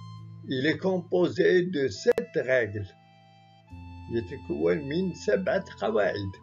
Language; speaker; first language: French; non-native, fluent; Arabic